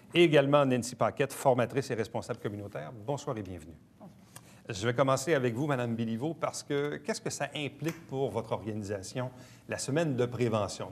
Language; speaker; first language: French; native; French